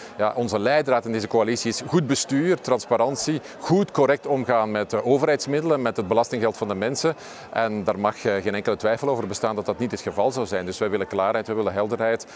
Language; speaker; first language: Dutch; native; Dutch